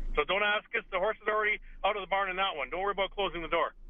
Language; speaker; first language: English; native; English